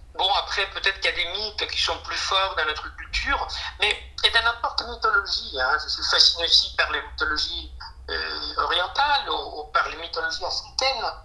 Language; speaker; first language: French; non-native, fluent; Spanish